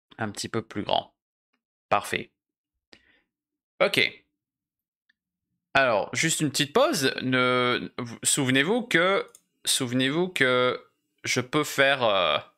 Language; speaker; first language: French; native; French